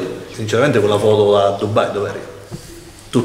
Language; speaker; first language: Italian; native; Italian